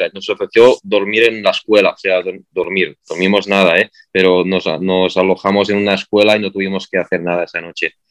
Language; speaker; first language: Spanish; native; Spanish